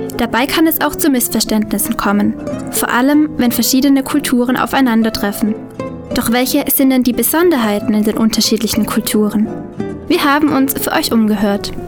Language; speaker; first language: German; native; German